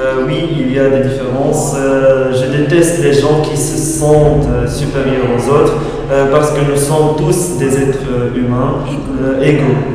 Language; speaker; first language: French; non-native, local second language; Arabic